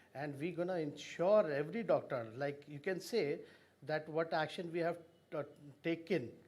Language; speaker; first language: English; non-native, local second language; Hindi